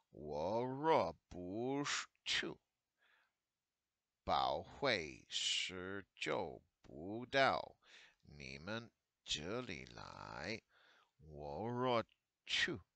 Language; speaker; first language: Chinese; non-native, fluent; English